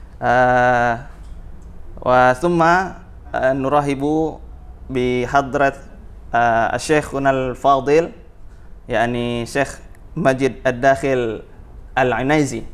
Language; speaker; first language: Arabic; non-native, fluent; Indonesian